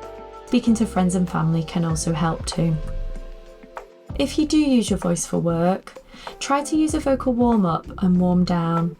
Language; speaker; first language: English; native; English